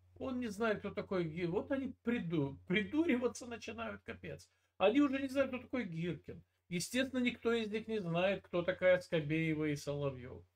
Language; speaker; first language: Russian; native; Russian